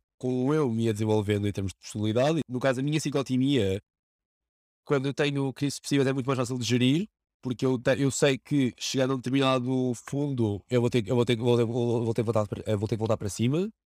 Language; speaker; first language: Portuguese; native; Portuguese